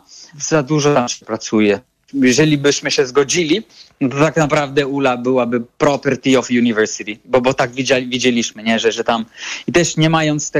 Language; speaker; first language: Polish; non-native, fluent; Italian